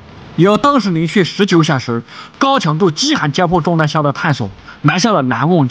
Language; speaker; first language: Chinese; native; Chinese